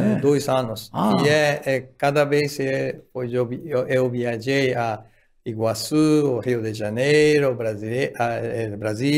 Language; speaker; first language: Portuguese; non-native, fluent; Japanese